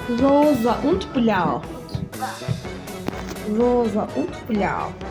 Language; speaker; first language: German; non-native, learner; Turkish